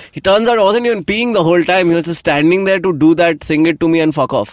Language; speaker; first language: English; non-native, local second language; Hindi